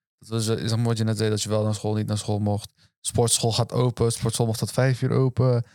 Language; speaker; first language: Dutch; early bilingual, other home language; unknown